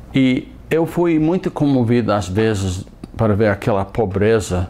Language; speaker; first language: Portuguese; non-native, fluent; English